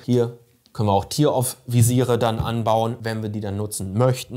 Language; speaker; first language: German; native; German